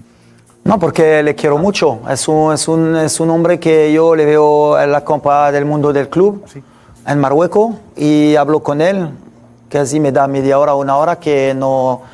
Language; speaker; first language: Spanish; non-native, fluent; French